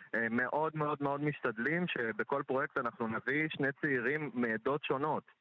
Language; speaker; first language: Hebrew; native; Hebrew